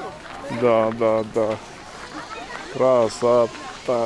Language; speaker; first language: Russian; non-native, learner; Armenian